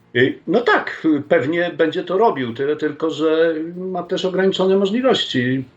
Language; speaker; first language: Polish; native; Polish